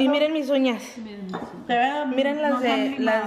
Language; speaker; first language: Spanish; native; Spanish